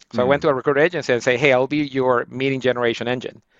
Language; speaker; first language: English; non-native, fluent; Spanish